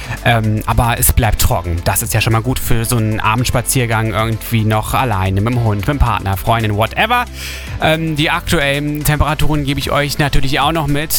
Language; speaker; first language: German; native; German